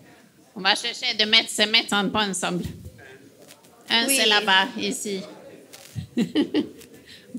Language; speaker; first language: French; non-native, fluent; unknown